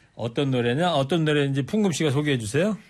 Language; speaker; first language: Korean; native; Korean